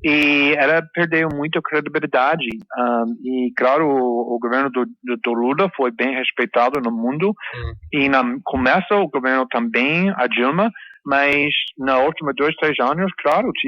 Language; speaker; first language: Portuguese; non-native, fluent; English